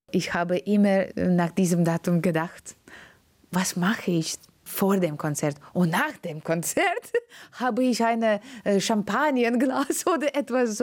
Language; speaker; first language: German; non-native, learner; Russian